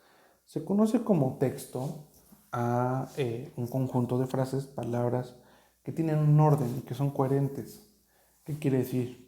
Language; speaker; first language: Spanish; native; Spanish